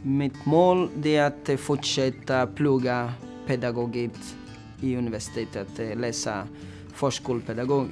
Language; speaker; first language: Swedish; non-native, fluent; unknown